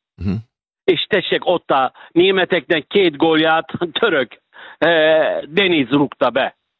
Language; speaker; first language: Hungarian; non-native, fluent; Turkish